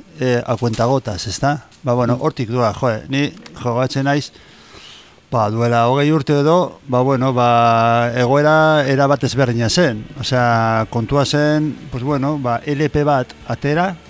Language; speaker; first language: Basque; non-native, local second language; Spanish